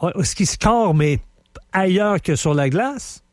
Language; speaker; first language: French; native; French